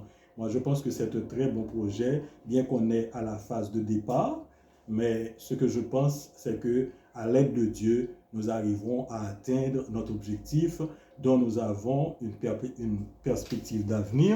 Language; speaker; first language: French; non-native, local second language; Haitian Creole